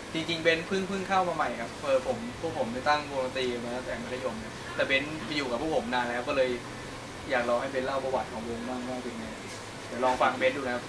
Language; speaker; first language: Thai; native; Thai